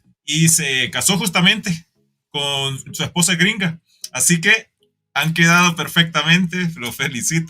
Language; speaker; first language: Spanish; native; Spanish